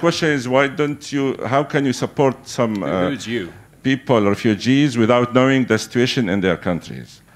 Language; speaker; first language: English; non-native, fluent; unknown